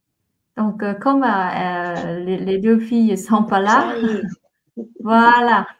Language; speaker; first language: French; non-native, fluent; Vietnamese